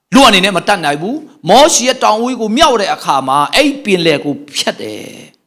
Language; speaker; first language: Burmese; non-native, local second language; Tedim Chin